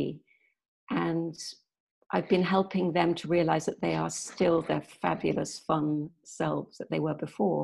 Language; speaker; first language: English; native; English